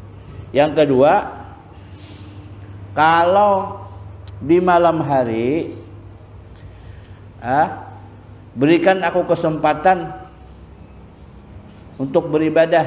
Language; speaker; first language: Indonesian; non-native, local second language; Banjar